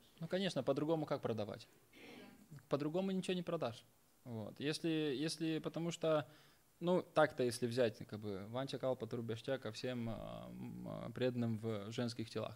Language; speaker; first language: Russian; native; Russian